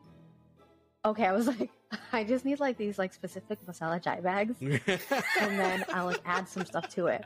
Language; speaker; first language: English; native; English